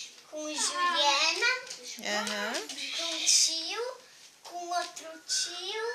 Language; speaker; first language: Portuguese; early bilingual, heritage; Portuguese